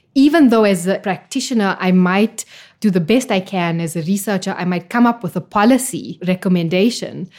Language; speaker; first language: English; native; English